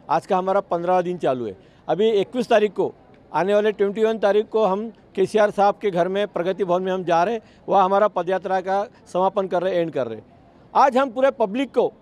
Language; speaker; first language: Hindi; non-native, local second language; Marathi